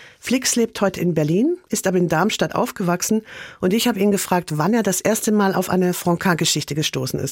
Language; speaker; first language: German; native; German